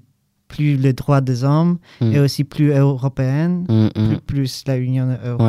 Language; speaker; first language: French; non-native, learner; Polish